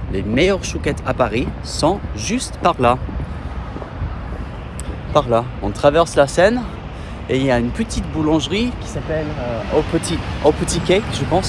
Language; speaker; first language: French; non-native, fluent; English